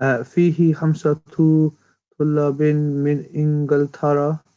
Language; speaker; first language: Arabic; non-native, learner; English